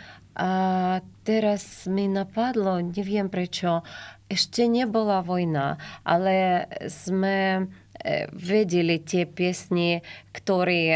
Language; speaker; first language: Slovak; non-native, learner; Ukrainian